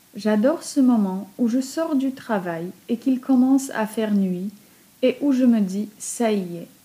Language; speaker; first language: French; non-native, fluent; Polish